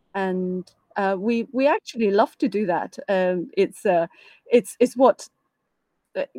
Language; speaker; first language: English; non-native, local second language; Cantonese